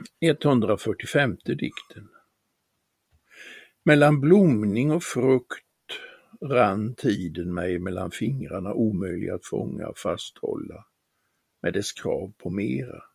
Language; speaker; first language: Swedish; native; Swedish